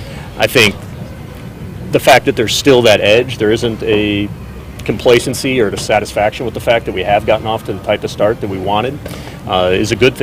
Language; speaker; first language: English; native; English